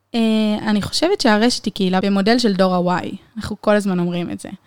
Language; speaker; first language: Hebrew; native; Hebrew